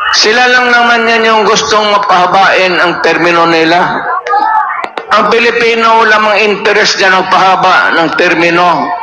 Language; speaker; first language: Filipino; non-native, local second language; Cebuano